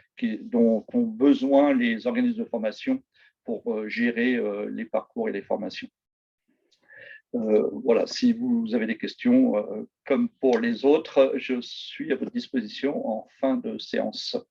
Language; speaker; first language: French; native; French